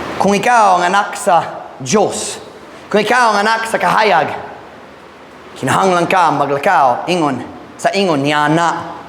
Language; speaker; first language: Cebuano; non-native, fluent; English